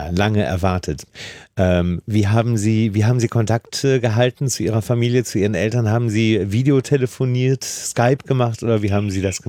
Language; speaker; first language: German; native; German